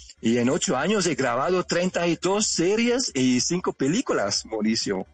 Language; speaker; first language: Spanish; non-native, fluent; Dutch